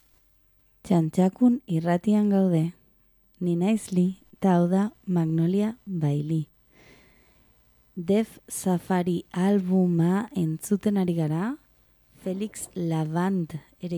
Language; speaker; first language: Basque; non-native, local second language; Spanish